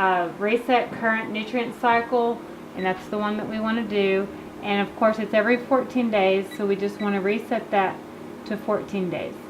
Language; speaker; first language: English; native; English